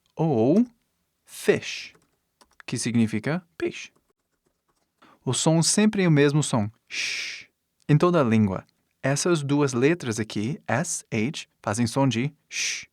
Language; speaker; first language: Portuguese; non-native, fluent; English